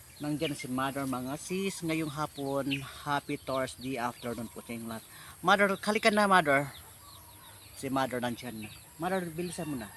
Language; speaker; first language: Filipino; native; Filipino